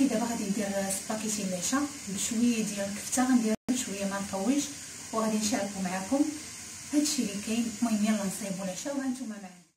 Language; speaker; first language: Arabic; native; Arabic